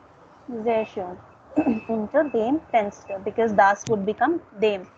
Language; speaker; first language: German; non-native, fluent; Hindi